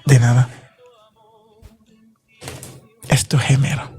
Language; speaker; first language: Spanish; non-native, learner; Haitian Creole